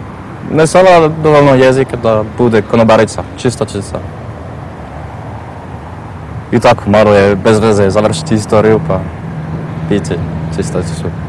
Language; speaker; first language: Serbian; non-native, fluent; French